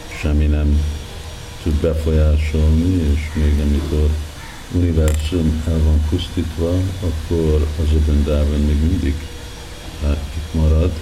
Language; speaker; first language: Hungarian; early bilingual, heritage; Hungarian